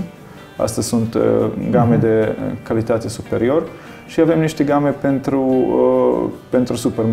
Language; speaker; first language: Romanian; non-native, learner; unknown